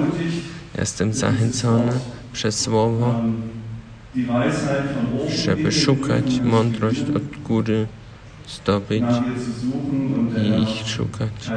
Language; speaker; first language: Polish; early bilingual, heritage; Polish